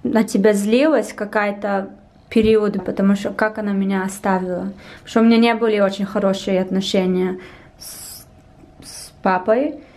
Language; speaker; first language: Russian; early bilingual, heritage; Russian